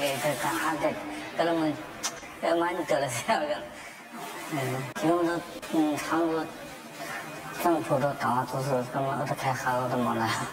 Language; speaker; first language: Korean; non-native, learner; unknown